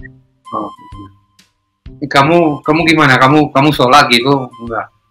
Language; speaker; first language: Indonesian; non-native, fluent; Hebrew